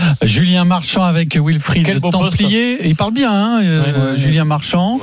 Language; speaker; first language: French; native; French